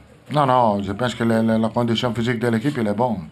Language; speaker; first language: French; non-native, learner; Italian